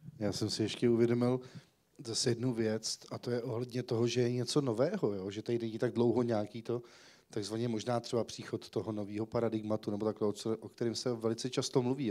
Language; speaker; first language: Czech; native; Czech